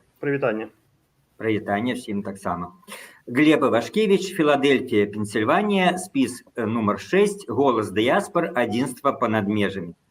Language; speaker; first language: Belarusian; native; Belarusian